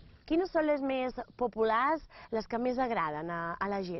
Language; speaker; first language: Spanish; non-native, local second language; Catalan